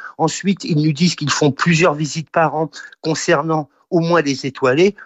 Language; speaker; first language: French; native; French